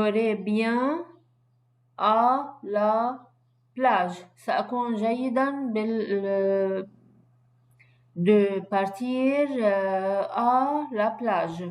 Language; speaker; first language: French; non-native, fluent; Arabic